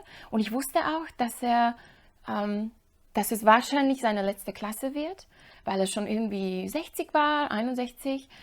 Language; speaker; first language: German; non-native, fluent; Slovak